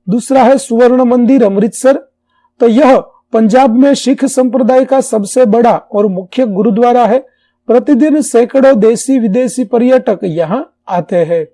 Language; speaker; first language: Hindi; non-native, local second language; Gujarati